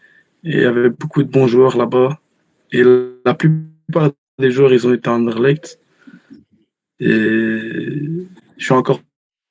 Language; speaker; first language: French; early bilingual, heritage; Arabic